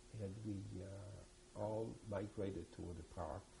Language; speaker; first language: English; early bilingual, other home language; French